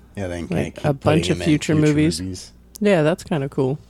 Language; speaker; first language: English; native; English